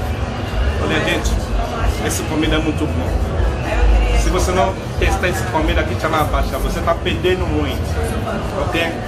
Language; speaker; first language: Portuguese; non-native, learner; Igbo